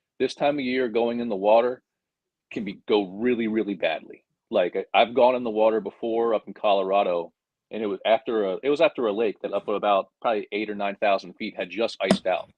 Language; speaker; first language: English; native; English